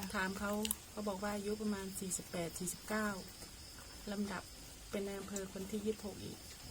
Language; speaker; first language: Thai; native; Thai